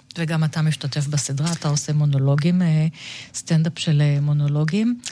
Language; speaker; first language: Hebrew; native; Hebrew